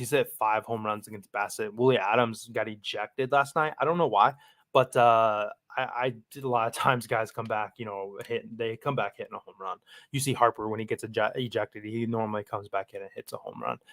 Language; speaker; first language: English; native; English